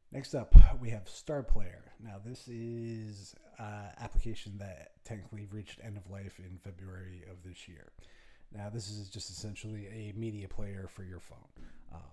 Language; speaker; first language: English; native; English